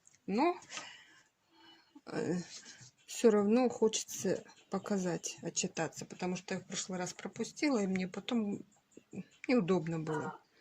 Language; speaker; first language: Russian; native; Russian